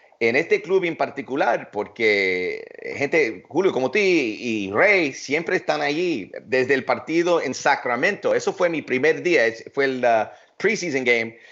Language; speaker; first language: Spanish; early bilingual, heritage; Spanish